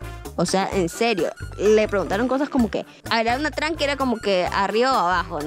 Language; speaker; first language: Spanish; native; Spanish